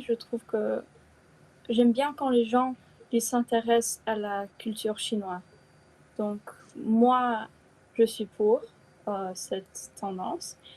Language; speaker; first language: French; non-native, fluent; Chinese